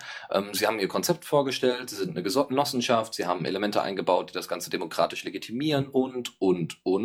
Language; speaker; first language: German; native; German